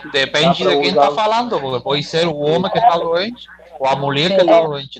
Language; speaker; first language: Portuguese; non-native, learner; Spanish